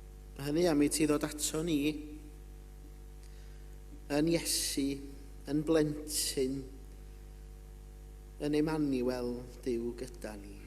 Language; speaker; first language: Welsh; native; Welsh